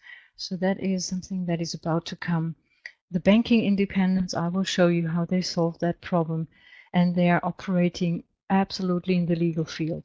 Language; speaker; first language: English; non-native, fluent; German